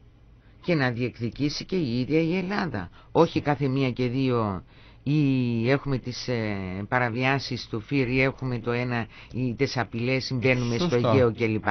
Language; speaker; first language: Greek; native; Greek